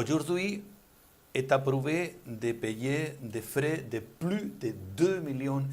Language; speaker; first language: French; non-native, learner; Spanish